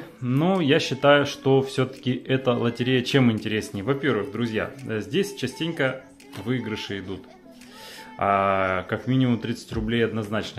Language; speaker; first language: Russian; native; Russian